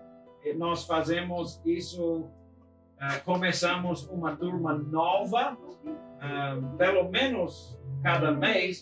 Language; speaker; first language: Portuguese; non-native, fluent; English